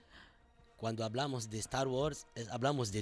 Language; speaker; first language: Spanish; non-native, fluent; Arabic